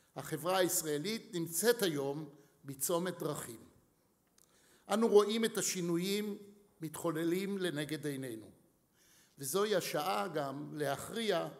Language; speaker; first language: Hebrew; native; Hebrew